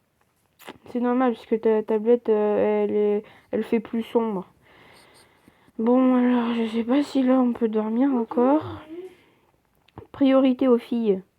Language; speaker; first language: French; native; French